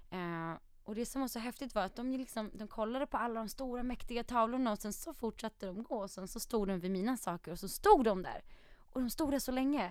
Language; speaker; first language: Swedish; early bilingual, other home language; Arabic